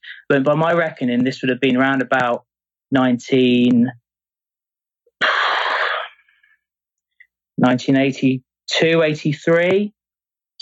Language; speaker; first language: English; native; English